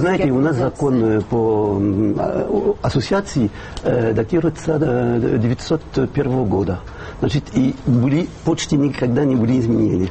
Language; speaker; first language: Russian; non-native, fluent; French